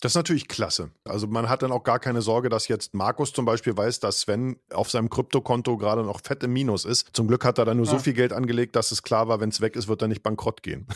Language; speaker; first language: German; native; German